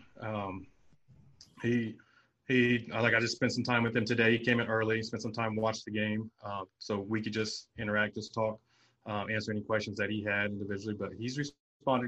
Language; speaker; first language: English; native; English